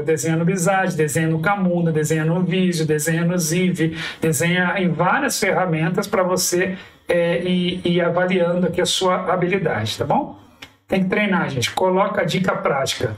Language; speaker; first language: Portuguese; native; Portuguese